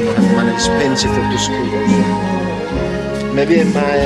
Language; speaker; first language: English; non-native, learner; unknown